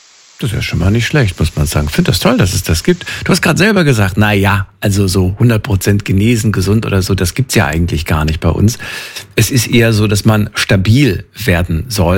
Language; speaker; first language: German; native; German